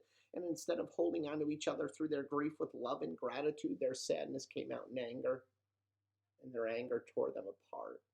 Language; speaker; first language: English; native; English